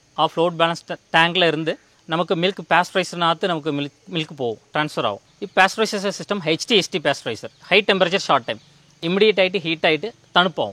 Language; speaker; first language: Malayalam; non-native, local second language; Tamil